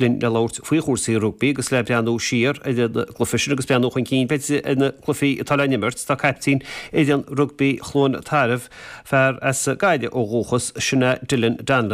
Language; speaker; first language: Irish; native; Irish